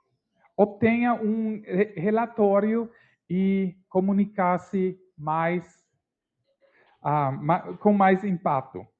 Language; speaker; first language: Portuguese; non-native, learner; English